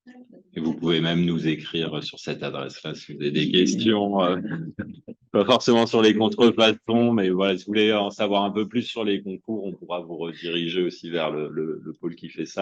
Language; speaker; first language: French; native; French